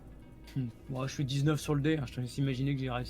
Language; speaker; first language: French; native; French